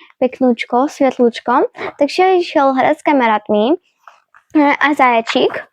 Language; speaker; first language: Slovak; early bilingual, other home language; Ukrainian